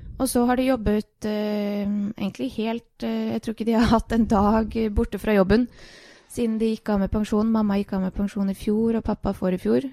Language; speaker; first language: Norwegian; early bilingual, other home language; Bosnian